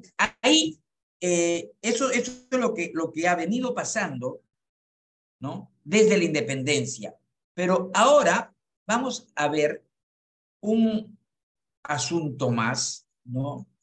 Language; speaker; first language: Spanish; native; Spanish